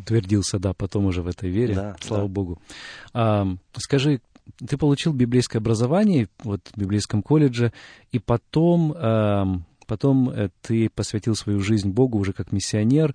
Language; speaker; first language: Russian; native; Russian